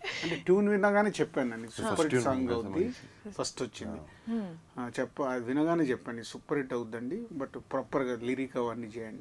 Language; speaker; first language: Telugu; native; Telugu